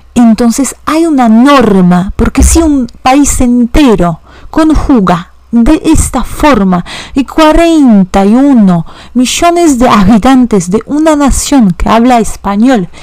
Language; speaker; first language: Spanish; non-native, fluent; Polish